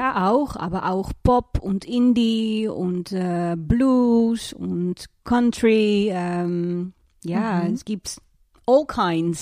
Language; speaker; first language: German; non-native, learner; Dutch